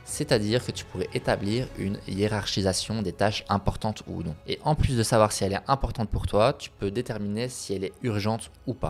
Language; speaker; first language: French; native; French